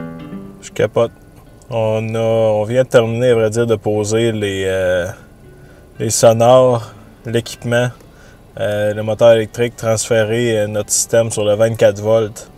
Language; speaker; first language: French; native; French